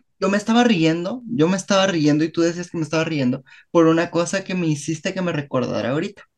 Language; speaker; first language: Spanish; native; Spanish